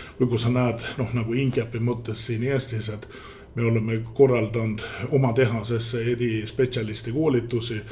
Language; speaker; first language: Estonian; early bilingual, heritage; Estonian